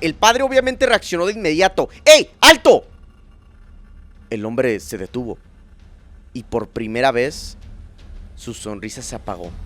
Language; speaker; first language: Spanish; native; Spanish